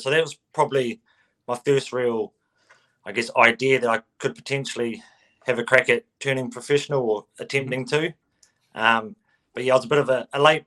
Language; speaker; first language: English; native; English